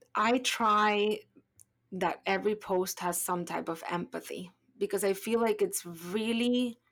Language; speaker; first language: English; non-native, fluent; Spanish